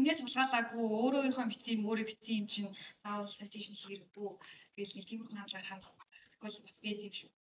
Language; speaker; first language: Mongolian; native; Mongolian